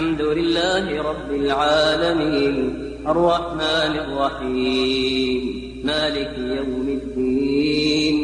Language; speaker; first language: Arabic; native; Arabic